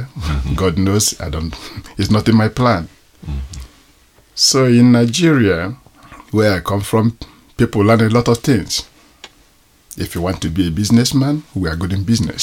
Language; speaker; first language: English; non-native, local second language; Igbo